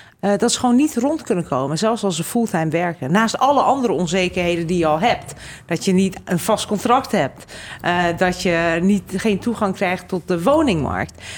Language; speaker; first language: Dutch; native; Dutch